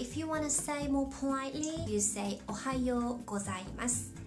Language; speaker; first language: English; non-native, fluent; Japanese